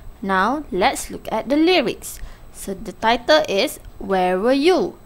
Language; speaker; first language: English; non-native, local second language; Malay